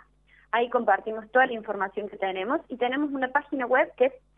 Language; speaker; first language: Spanish; native; Spanish